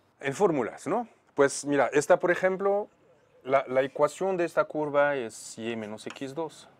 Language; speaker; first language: Spanish; non-native, fluent; Arabic